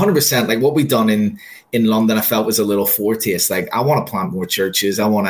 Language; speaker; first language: English; native; English